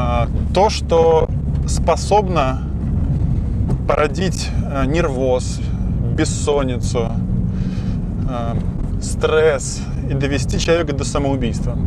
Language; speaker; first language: Russian; native; Russian